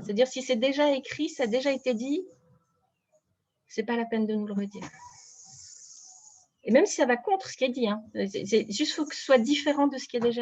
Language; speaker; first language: French; native; French